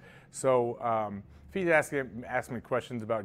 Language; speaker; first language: English; native; English